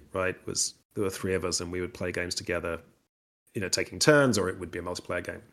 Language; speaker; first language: English; native; English